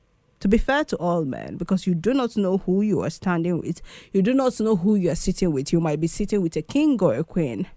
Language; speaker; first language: English; non-native, local second language; Igbo